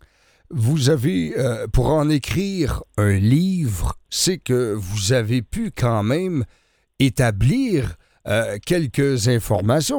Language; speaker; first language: French; native; French